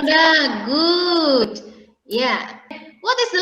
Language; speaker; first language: English; non-native, learner; Indonesian